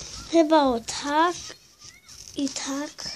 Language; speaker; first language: Polish; early bilingual, heritage; Polish